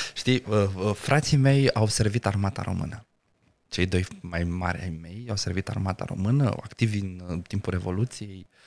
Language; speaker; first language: Romanian; non-native, local second language; Romany